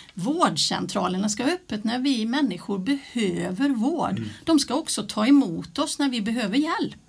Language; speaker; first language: Swedish; native; Swedish